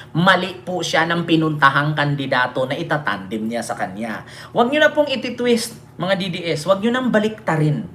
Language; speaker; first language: Filipino; non-native, local second language; Cebuano